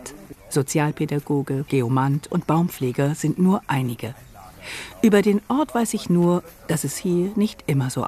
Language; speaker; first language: German; native; German